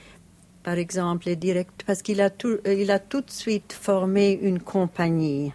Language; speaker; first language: French; non-native, fluent; Italian